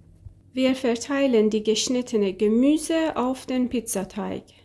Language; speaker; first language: German; non-native, fluent; Persian